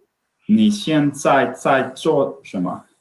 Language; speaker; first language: Chinese; non-native, learner; Swedish